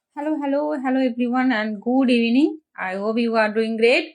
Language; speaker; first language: English; non-native, local second language; Bangla